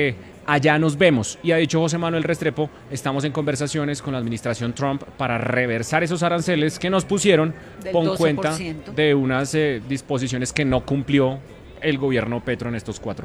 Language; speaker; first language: Spanish; native; Spanish